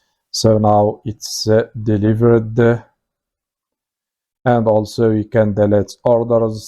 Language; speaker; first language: English; non-native, fluent; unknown